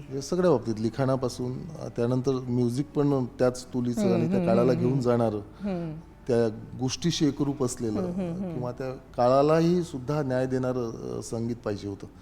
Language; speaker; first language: Marathi; native; Marathi